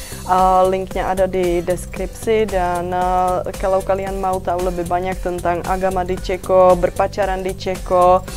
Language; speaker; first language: Indonesian; non-native, fluent; Czech